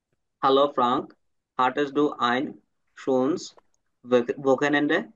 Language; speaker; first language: German; non-native, learner; Bangla